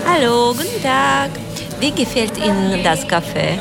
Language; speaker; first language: German; non-native, learner; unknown